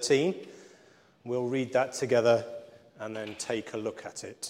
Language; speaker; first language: English; native; English